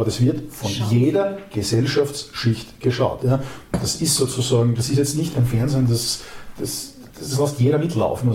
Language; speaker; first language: German; native; German